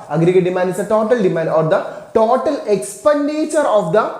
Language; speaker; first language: English; non-native, local second language; Malayalam